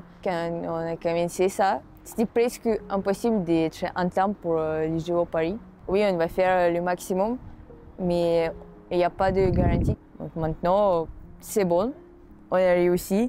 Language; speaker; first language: French; non-native, fluent; Russian